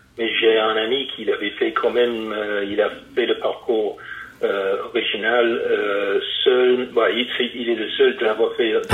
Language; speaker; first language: French; non-native, fluent; English